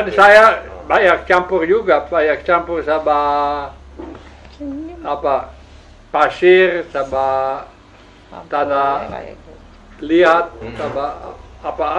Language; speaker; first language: Indonesian; non-native, learner; Dutch